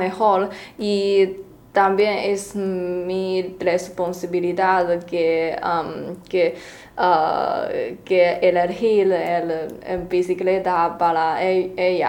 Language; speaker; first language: Spanish; non-native, learner; Chinese